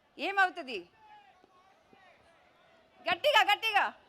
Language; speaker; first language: Telugu; non-native, fluent; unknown